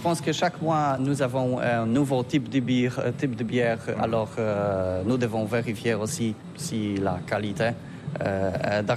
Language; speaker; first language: French; non-native, learner; Polish